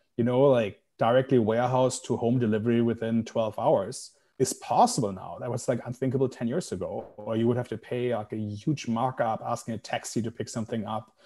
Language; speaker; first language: English; non-native, fluent; German